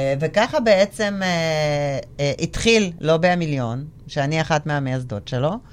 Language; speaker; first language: Hebrew; early bilingual, other home language; Russian